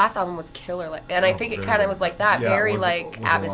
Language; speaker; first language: English; native; English